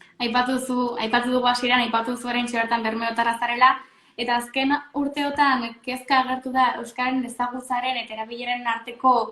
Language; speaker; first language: Basque; native; Basque